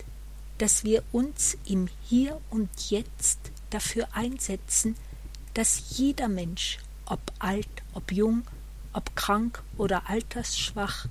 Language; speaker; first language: German; native; German